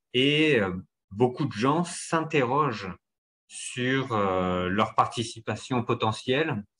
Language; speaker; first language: French; native; French